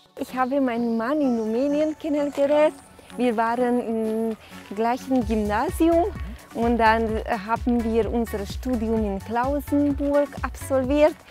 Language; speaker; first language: German; non-native, fluent; Hungarian